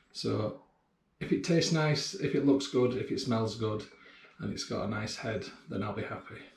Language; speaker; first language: English; native; English